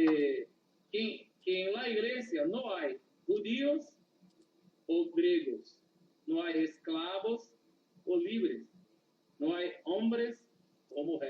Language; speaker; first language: Spanish; non-native, learner; Portuguese